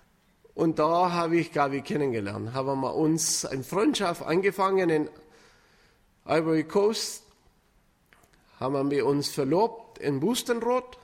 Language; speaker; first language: German; non-native, fluent; Spanish